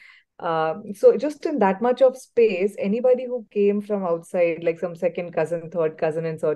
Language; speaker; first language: English; non-native, local second language; Tamil